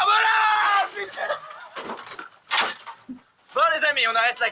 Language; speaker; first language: French; native; French